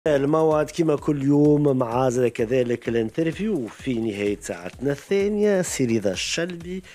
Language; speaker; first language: Arabic; native; Arabic